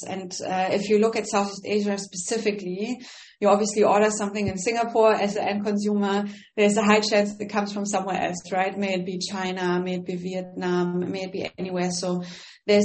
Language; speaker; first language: English; non-native, fluent; German